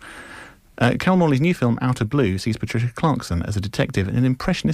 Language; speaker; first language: English; native; English